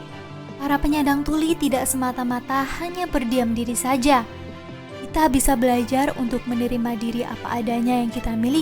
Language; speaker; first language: Indonesian; native; Indonesian